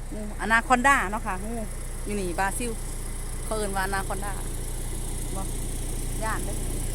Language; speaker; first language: Thai; native; Thai